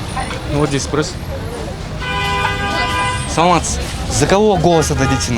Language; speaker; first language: Russian; native; Russian